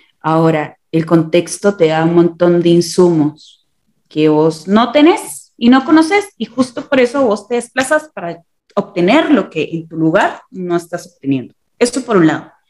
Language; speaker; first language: Spanish; native; Spanish